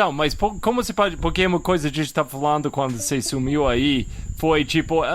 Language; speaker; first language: Portuguese; non-native, fluent; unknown